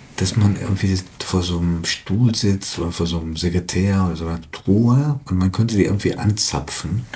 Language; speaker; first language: German; native; German